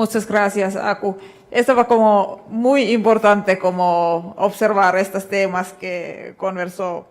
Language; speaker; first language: Spanish; non-native, fluent; Finnish